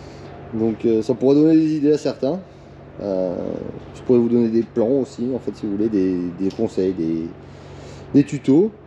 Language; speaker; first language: French; native; French